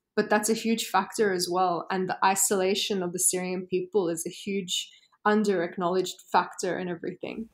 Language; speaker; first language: English; native; English